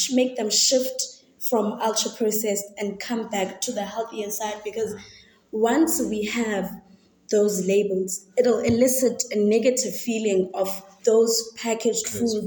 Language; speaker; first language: English; non-native, local second language; Xhosa